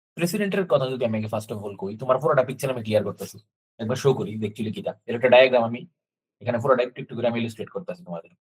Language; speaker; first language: Bangla; native; Bangla